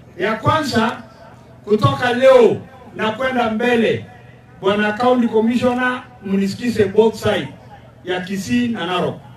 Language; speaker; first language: Swahili; non-native, local second language; Masai